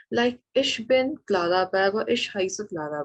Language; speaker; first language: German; non-native, fluent; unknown